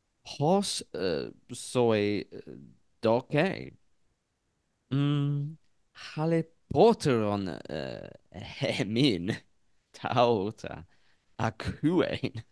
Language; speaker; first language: Greek; non-native, learner; English